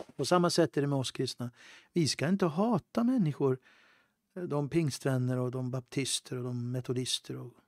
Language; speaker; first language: Swedish; native; Swedish